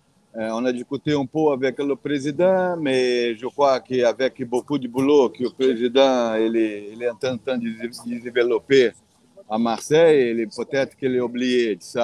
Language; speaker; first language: French; non-native, fluent; Portuguese